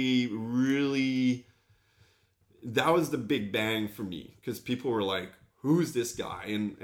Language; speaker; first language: English; non-native, fluent; French